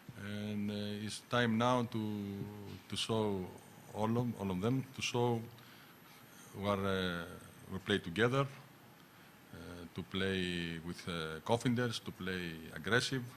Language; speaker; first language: English; non-native, learner; Greek